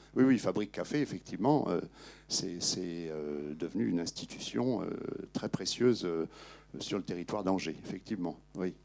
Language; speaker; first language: French; native; French